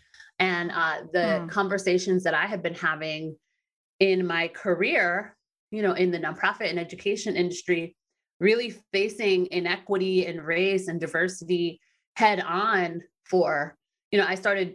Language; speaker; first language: English; native; English